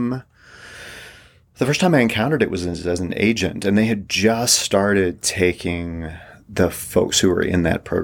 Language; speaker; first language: English; native; English